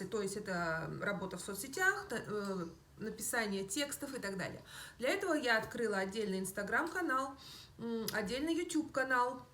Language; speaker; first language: Russian; native; Russian